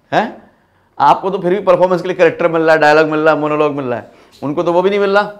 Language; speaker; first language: Hindi; native; Hindi